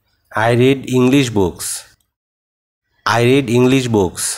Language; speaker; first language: English; non-native, fluent; Bangla